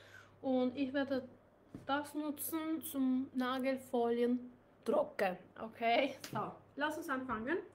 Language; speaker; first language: German; non-native, learner; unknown